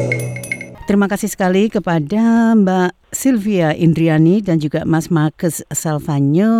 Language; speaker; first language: Indonesian; native; Indonesian